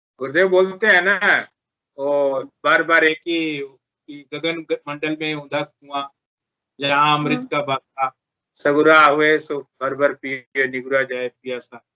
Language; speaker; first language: Hindi; native; Hindi